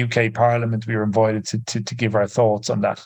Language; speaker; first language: English; native; English